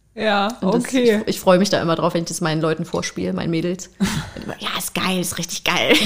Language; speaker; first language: German; native; German